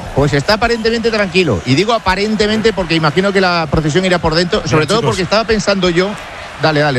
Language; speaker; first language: Spanish; native; Spanish